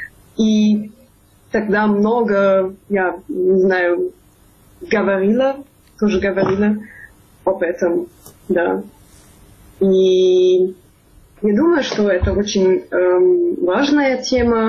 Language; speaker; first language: Russian; non-native, fluent; German